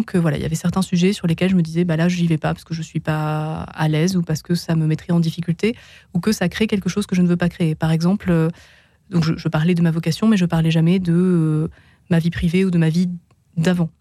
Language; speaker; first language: French; native; French